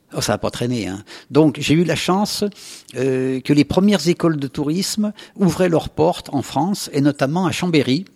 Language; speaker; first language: French; native; French